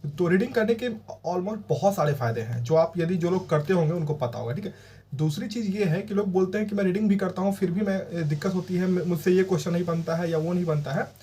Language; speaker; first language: Hindi; native; Hindi